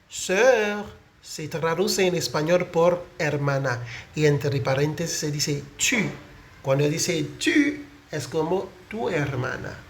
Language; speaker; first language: Spanish; non-native, fluent; Haitian Creole